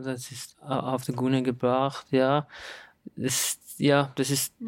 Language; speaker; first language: German; non-native, learner; Persian